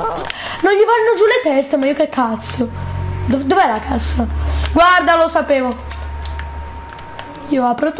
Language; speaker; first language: Italian; native; Italian